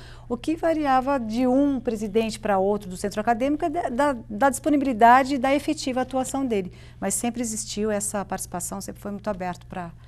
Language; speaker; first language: Portuguese; native; Portuguese